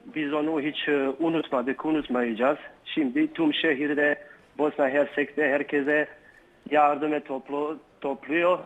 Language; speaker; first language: Turkish; non-native, learner; Bosnian